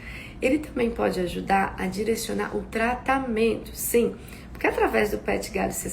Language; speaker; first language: Portuguese; native; Portuguese